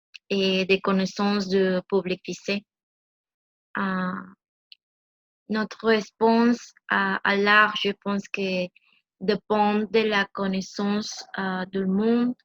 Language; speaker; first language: French; non-native, learner; Spanish